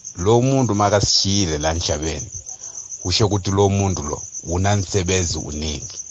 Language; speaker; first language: Zulu; non-native, fluent; Nyanja